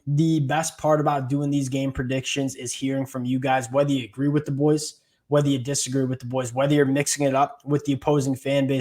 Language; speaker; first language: English; native; English